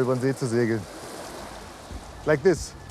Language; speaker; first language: German; native; German